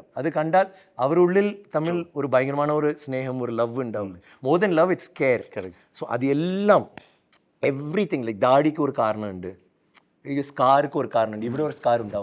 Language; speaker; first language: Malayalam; non-native, fluent; Tamil